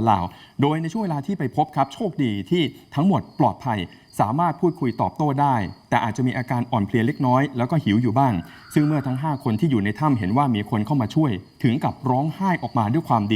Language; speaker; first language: Thai; native; Thai